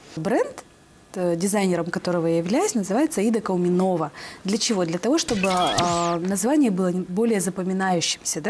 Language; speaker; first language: Russian; native; Russian